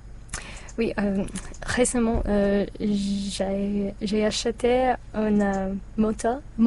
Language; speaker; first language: French; non-native, learner; English